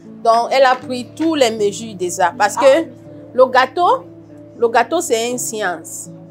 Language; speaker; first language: French; non-native, learner; English